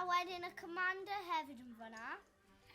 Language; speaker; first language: Welsh; non-native, local second language; English